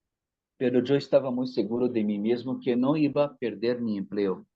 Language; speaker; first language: Spanish; non-native, fluent; Portuguese